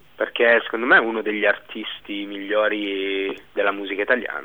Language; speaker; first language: Italian; native; Italian